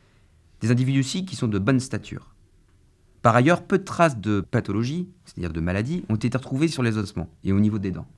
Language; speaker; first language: French; native; French